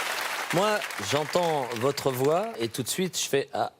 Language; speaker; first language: French; native; French